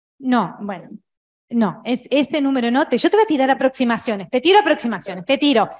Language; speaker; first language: Spanish; native; Spanish